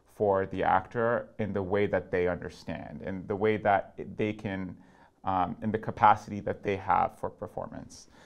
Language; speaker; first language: English; non-native, local second language; Urdu